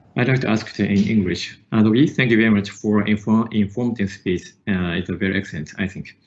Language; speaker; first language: English; non-native, learner; Japanese